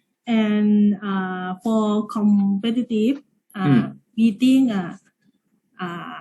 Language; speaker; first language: English; non-native, learner; Lao